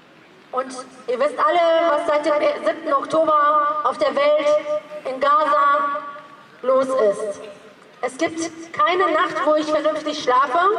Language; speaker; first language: German; early bilingual, other home language; Persian